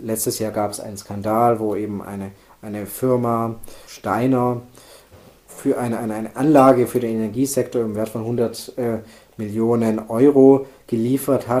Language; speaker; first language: German; native; German